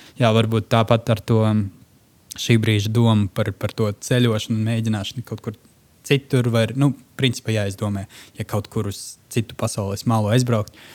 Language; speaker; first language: Latvian; non-native, local second language; Russian